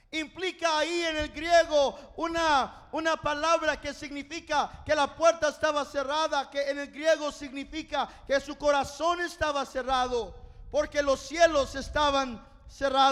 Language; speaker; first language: Spanish; non-native, fluent; English